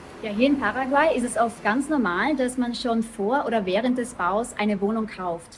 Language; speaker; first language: German; native; German